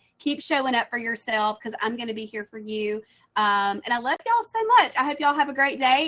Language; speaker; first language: English; native; English